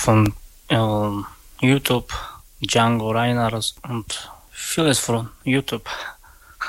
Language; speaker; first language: German; non-native, learner; Slovak